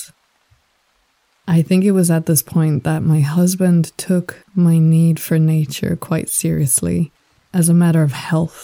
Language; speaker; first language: English; native; English